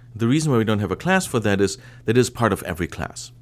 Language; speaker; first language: English; non-native, fluent; German